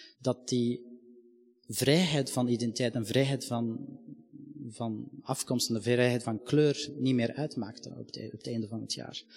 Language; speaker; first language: Dutch; non-native, fluent; Arabic